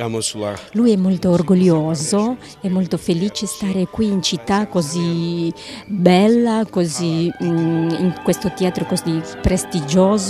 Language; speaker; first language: Italian; non-native, learner; Georgian